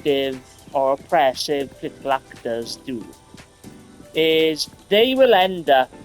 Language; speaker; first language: English; native; English